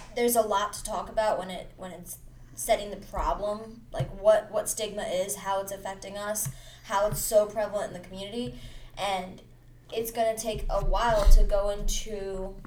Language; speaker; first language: English; early bilingual, other home language; Hindi